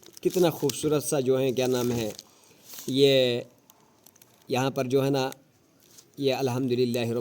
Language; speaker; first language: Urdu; non-native, local second language; Shina